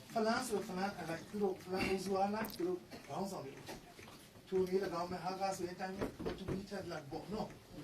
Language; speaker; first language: Burmese; non-native, local second language; Hakha Chin